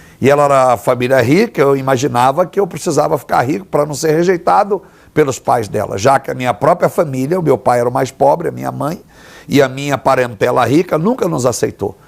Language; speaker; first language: Portuguese; native; Portuguese